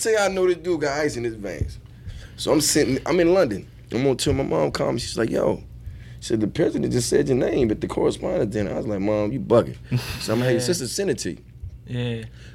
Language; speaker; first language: English; native; English